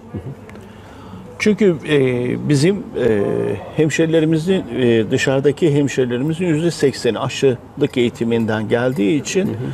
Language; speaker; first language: Turkish; native; Turkish